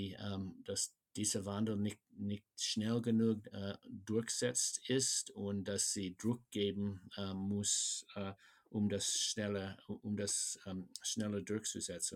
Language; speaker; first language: German; non-native, fluent; English